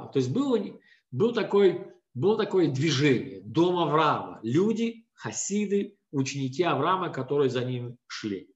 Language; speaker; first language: Russian; native; Russian